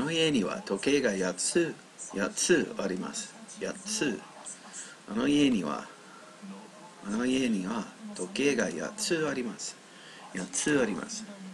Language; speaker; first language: Japanese; non-native, learner; English